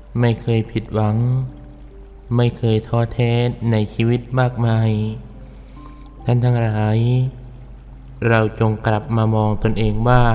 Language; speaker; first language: Thai; native; Thai